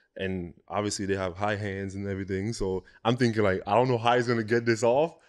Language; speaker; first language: English; non-native, local second language; French